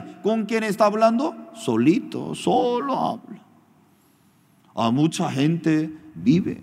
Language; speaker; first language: Spanish; non-native, fluent; Korean